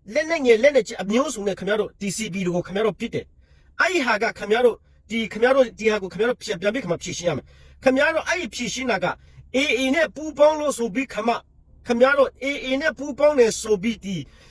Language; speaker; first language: Burmese; non-native, local second language; Hakha Chin